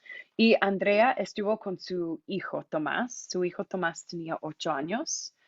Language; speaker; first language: Spanish; non-native, fluent; English